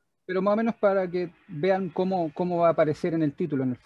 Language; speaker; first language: Spanish; native; Spanish